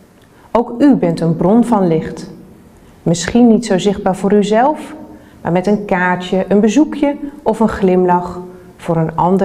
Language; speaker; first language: Dutch; native; Dutch